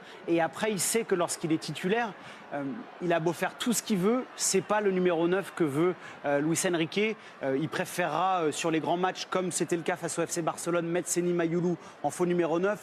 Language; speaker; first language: French; native; French